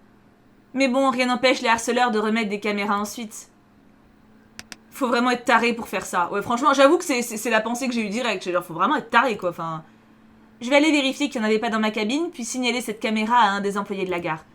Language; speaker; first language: French; native; French